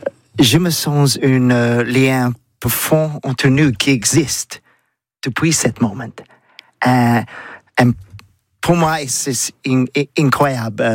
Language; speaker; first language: French; non-native, learner; English